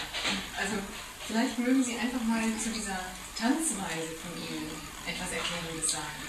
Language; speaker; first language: German; native; German